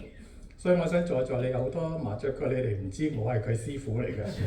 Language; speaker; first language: Cantonese; native; Cantonese